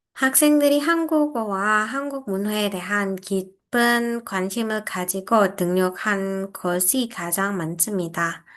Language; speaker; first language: Korean; non-native, fluent; Indonesian